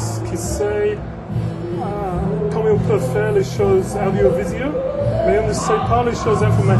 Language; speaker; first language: French; non-native, learner; English